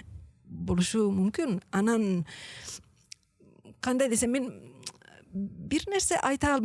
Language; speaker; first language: Kyrgyz; non-native, learner; Italian